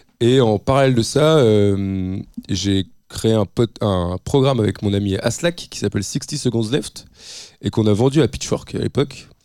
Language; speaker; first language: French; native; French